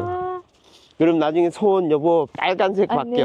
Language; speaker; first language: Korean; native; Korean